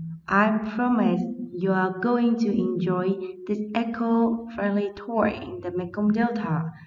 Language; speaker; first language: English; non-native, fluent; Vietnamese